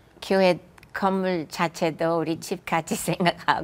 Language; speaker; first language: Korean; non-native, fluent; English